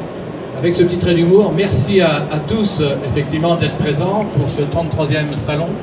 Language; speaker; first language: French; native; French